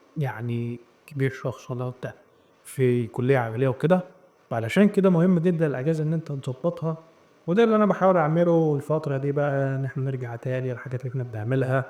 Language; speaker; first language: Arabic; native; Arabic